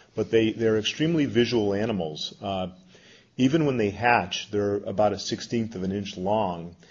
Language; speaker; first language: English; native; English